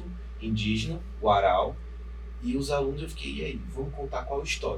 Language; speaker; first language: Portuguese; native; Portuguese